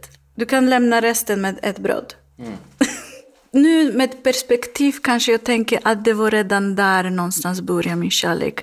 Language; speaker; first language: Swedish; non-native, learner; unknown